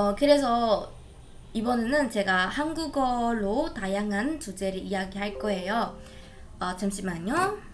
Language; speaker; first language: Korean; non-native, fluent; Burmese